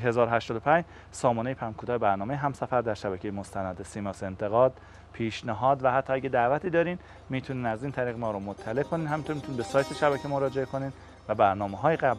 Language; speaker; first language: Persian; native; Persian